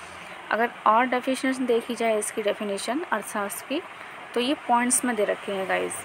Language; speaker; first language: Hindi; native; Hindi